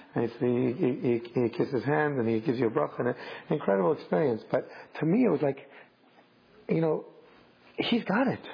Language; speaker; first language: English; native; English